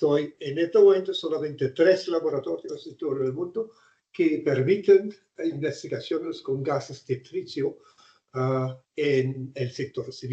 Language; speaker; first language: Spanish; non-native, fluent; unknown